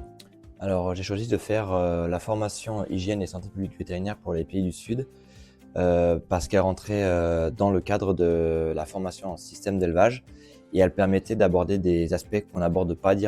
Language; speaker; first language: French; native; French